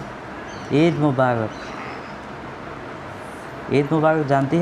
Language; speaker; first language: Hindi; non-native, learner; Bangla